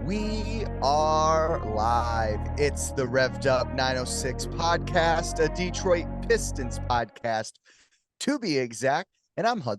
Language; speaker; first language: English; native; English